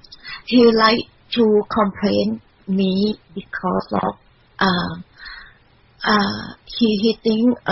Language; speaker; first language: English; non-native, learner; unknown